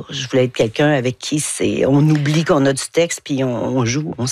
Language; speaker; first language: French; native; French